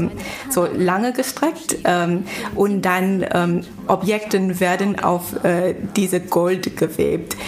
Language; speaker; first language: German; non-native, fluent; Chinese